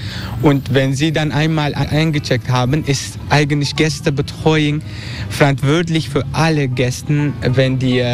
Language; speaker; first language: German; non-native, learner; Turkish